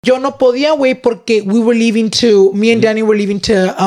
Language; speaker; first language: English; early bilingual, other home language; Spanish